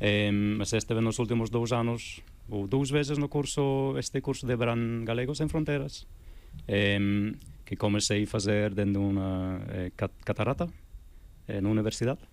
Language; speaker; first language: Galician; non-native, fluent; English